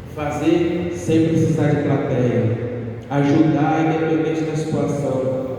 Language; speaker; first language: Portuguese; native; Portuguese